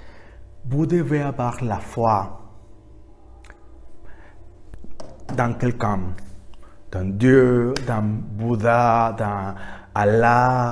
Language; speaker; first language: French; non-native, learner; Spanish